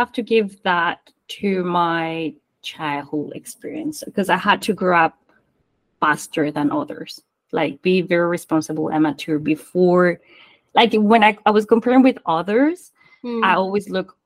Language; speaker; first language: English; non-native, fluent; Spanish